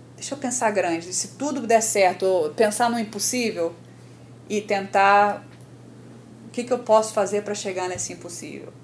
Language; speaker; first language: Portuguese; native; Portuguese